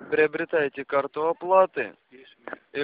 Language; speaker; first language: Russian; native; Russian